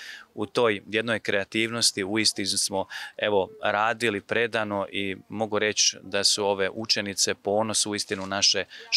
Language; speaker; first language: Croatian; native; Croatian